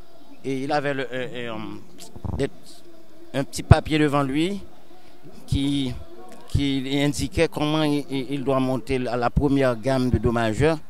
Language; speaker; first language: French; non-native, local second language; Haitian Creole